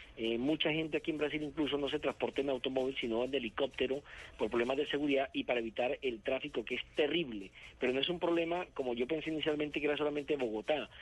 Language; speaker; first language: Spanish; native; Spanish